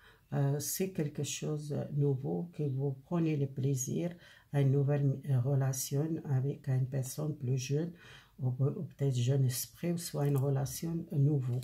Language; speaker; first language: French; non-native, learner; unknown